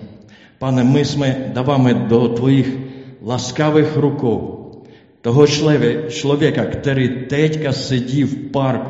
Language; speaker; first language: Czech; non-native, learner; Ukrainian